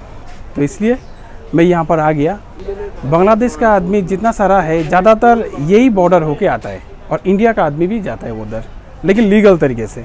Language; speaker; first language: Hindi; non-native, local second language; Bangla